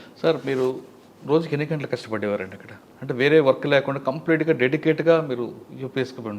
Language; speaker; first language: Telugu; native; Telugu